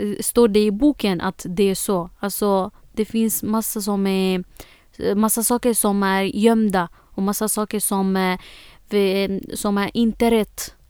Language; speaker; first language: Swedish; non-native, fluent; Arabic